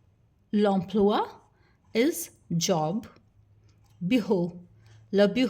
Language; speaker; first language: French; non-native, fluent; Hindi